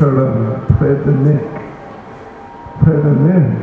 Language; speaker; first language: Russian; non-native, learner; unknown